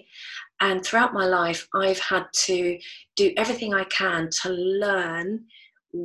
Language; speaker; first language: English; native; English